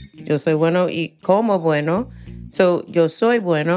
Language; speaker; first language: Spanish; non-native, fluent; English